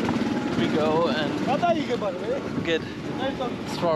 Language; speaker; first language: English; non-native, fluent; German